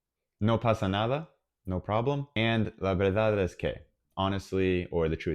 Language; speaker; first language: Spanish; non-native, fluent; English